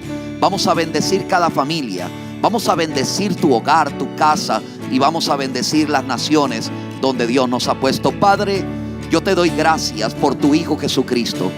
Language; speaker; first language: Spanish; native; Spanish